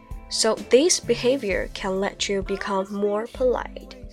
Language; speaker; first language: English; non-native, fluent; Chinese